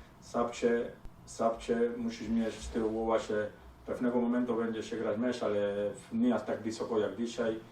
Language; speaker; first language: Polish; non-native, learner; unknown